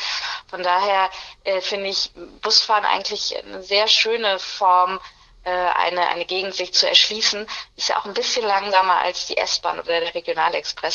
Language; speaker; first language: German; native; German